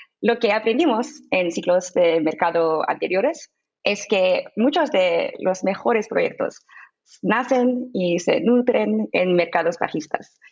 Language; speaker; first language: Spanish; non-native, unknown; English